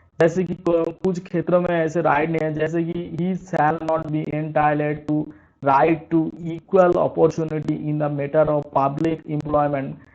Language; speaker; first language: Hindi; non-native, local second language; Bangla